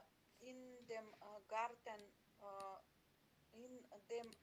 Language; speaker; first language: German; non-native, learner; Macedonian